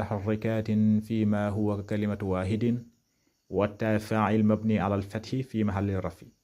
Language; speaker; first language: Arabic; non-native, fluent; Wolof